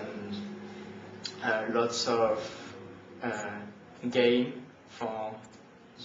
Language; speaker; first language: English; non-native, learner; French